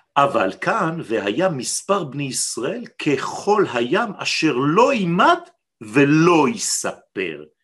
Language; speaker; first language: Hebrew; non-native, fluent; French